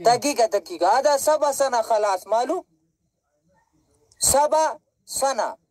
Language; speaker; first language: Arabic; non-native, learner; Pashto